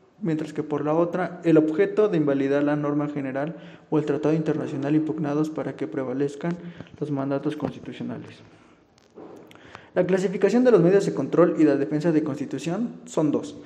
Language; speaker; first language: Spanish; native; Spanish